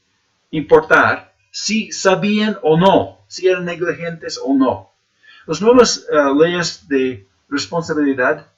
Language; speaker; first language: Spanish; non-native, fluent; English